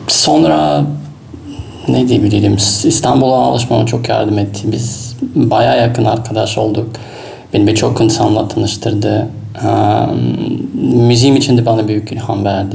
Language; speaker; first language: Turkish; non-native, fluent; Russian